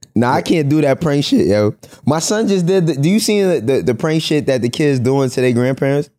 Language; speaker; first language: English; native; English